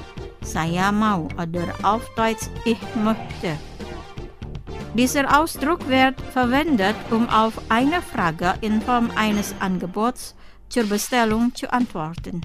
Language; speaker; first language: German; non-native, fluent; Indonesian